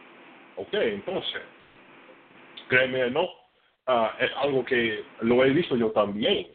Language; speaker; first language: Spanish; non-native, fluent; English